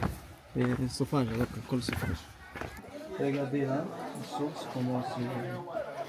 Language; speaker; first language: French; non-native, learner; Arabic